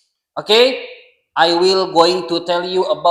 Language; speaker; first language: English; non-native, learner; Indonesian